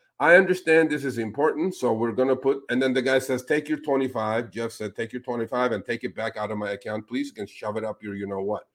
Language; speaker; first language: English; non-native, fluent; Spanish